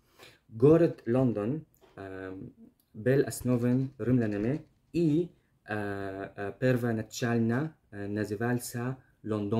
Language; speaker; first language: Russian; non-native, learner; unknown